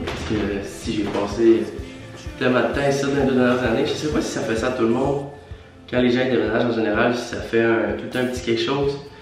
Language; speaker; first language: French; native; French